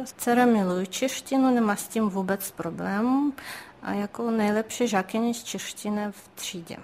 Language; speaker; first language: Czech; non-native, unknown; Russian